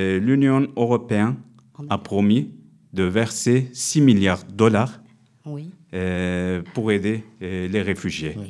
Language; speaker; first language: French; non-native, fluent; Turkish